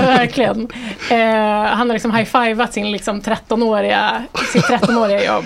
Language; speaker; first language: Swedish; native; Swedish